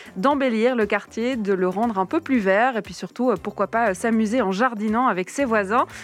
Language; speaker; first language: French; native; French